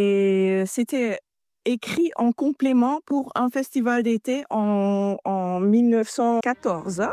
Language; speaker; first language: French; non-native, fluent; Dutch